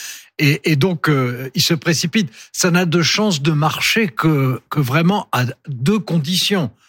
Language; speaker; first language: French; native; French